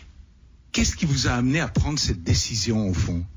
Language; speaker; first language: French; native; French